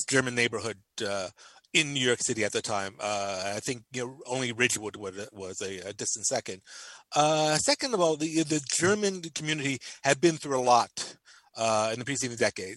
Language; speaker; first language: English; native; English